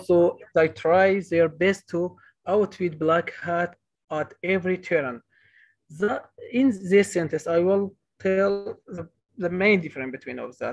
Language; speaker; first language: English; non-native, learner; Kurdish